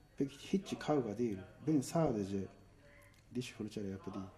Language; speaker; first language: Turkish; non-native, learner; Japanese